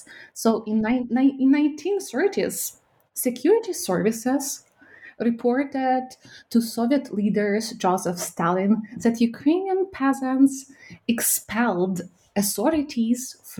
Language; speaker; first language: English; non-native, fluent; Ukrainian